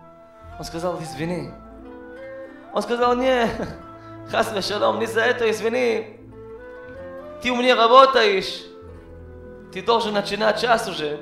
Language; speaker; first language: Russian; non-native, learner; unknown